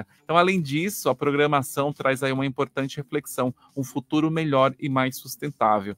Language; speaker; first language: Portuguese; native; Portuguese